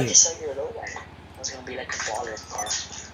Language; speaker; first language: English; native; English